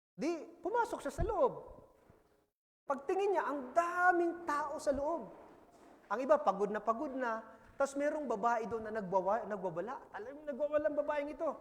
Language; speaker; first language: Filipino; non-native, local second language; Masbatenyo